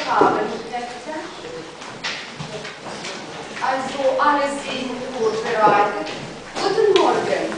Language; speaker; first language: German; non-native, fluent; Russian